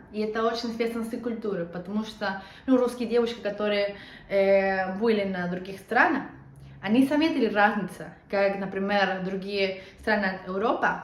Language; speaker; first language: Russian; non-native, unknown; Spanish